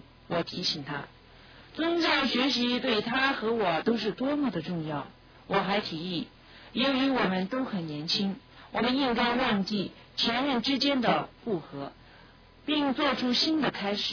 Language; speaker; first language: Chinese; native; Chinese